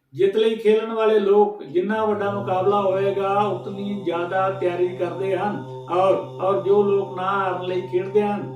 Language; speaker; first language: Hindi; non-native, local second language; Punjabi